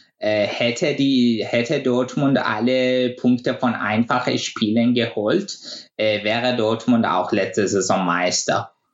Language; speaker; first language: German; non-native, fluent; Persian